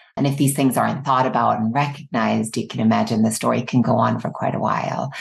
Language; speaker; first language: English; native; English